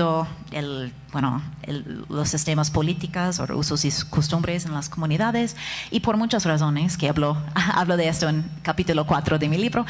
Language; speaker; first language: Spanish; non-native, fluent; English